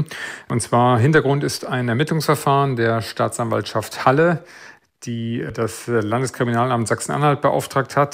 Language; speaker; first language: German; native; German